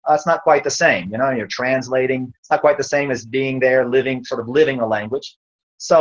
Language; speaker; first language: English; native; English